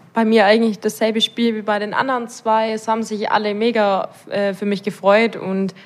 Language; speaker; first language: German; native; German